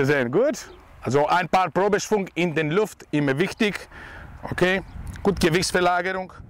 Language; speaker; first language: German; non-native, fluent; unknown